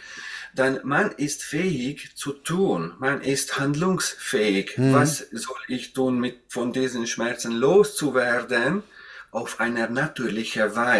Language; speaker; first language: German; non-native, fluent; Hungarian